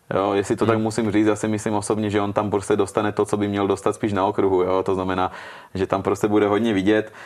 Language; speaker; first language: Czech; early bilingual, heritage; Italian